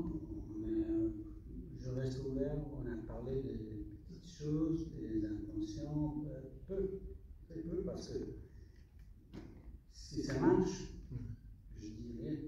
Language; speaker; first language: French; non-native, fluent; English